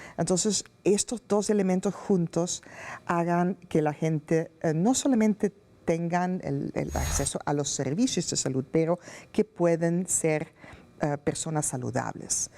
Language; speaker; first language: Spanish; non-native, fluent; Dutch